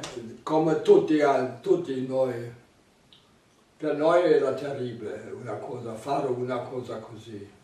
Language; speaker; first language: Italian; non-native, fluent; German